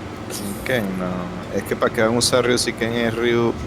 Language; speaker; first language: Spanish; native; Spanish